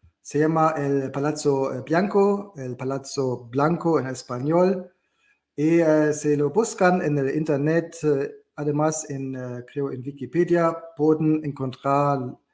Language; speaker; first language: Spanish; non-native, learner; German